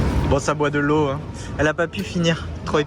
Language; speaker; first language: French; native; French